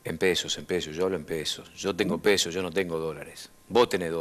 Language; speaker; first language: Spanish; native; Spanish